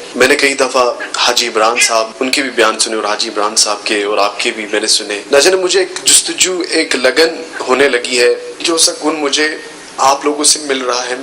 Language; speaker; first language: Urdu; native; Urdu